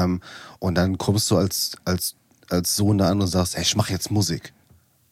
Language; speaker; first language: German; native; German